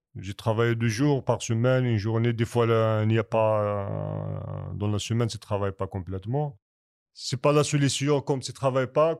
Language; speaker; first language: French; non-native, learner; Kabyle